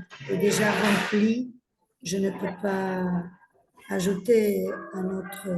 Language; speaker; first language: French; non-native, fluent; Spanish